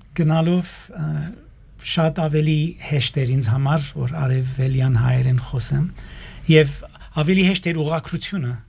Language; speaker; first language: Armenian; early bilingual, heritage; Armenian